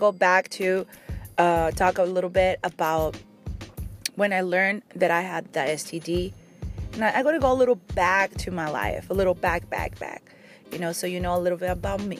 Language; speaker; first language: English; non-native, fluent; Spanish